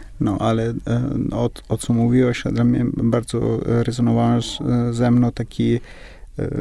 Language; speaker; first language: Polish; non-native, learner; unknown